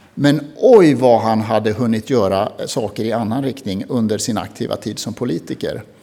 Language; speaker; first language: Swedish; native; Swedish